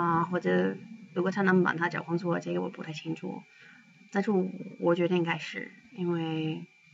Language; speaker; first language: Chinese; non-native, fluent; English